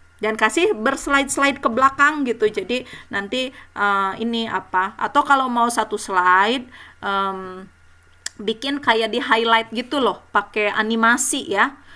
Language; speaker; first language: Indonesian; native; Indonesian